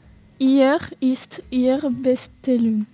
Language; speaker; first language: German; non-native, learner; French